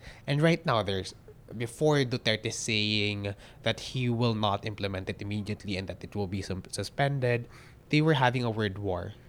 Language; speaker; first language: English; non-native, local second language; Filipino